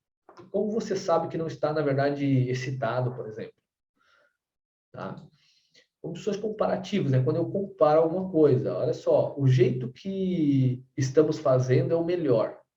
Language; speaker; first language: Portuguese; native; Portuguese